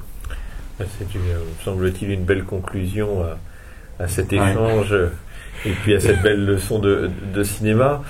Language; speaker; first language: French; native; French